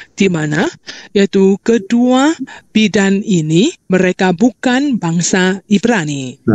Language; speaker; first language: Malay; non-native, local second language; Chinese